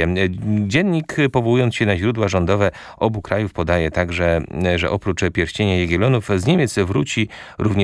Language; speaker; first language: Polish; native; Polish